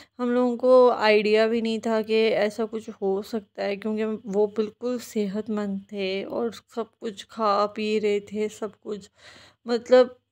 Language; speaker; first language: Urdu; native; Urdu